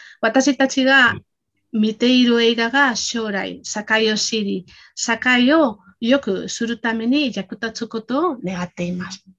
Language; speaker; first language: Japanese; non-native, fluent; Spanish